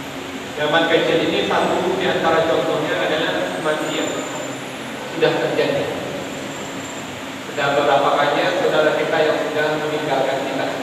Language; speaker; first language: Indonesian; native; Indonesian